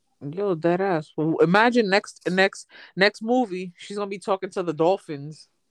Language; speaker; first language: English; early bilingual, other home language; Spanish